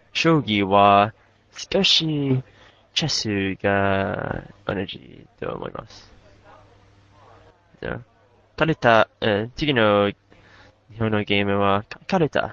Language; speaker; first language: Japanese; non-native, learner; English